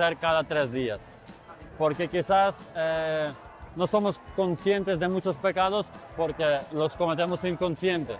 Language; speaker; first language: Spanish; non-native, fluent; Ukrainian